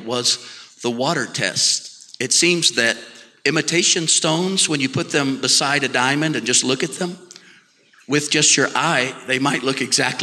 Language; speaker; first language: English; native; English